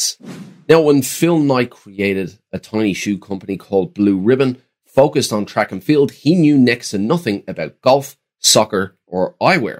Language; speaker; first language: English; native; English